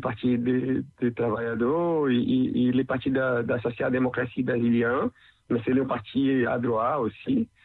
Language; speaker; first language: French; non-native, learner; Portuguese